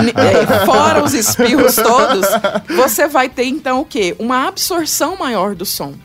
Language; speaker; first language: Portuguese; native; Portuguese